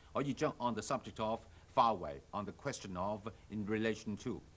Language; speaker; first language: English; non-native, local second language; Cantonese